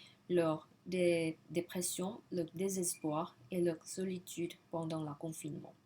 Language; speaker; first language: French; non-native, learner; Thai